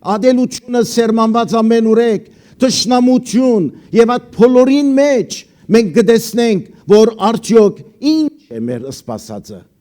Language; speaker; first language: Armenian; early bilingual, heritage; Armenian